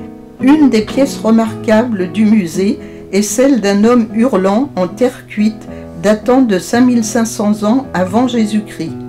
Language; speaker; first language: French; native; French